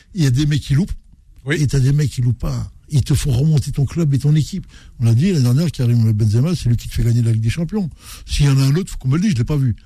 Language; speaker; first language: French; native; French